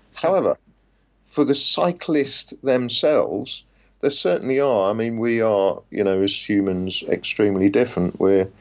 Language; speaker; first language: English; native; English